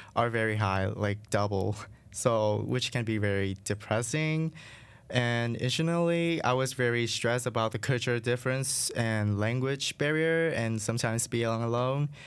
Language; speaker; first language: English; non-native, fluent; Vietnamese